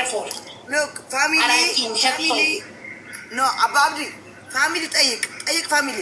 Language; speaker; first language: English; non-native, learner; Amharic